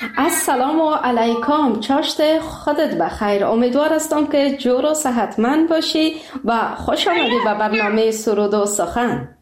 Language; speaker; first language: Persian; native; Persian